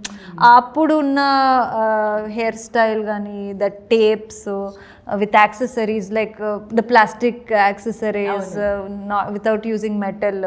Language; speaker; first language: Telugu; non-native, learner; Kannada